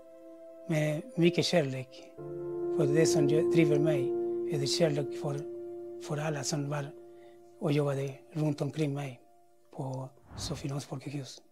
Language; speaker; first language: Swedish; non-native, fluent; Spanish